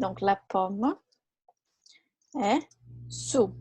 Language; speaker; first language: French; non-native, fluent; Portuguese